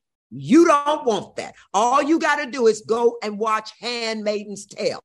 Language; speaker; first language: English; native; English